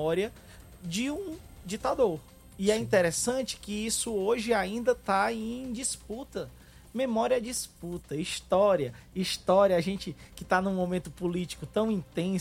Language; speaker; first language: Portuguese; native; Portuguese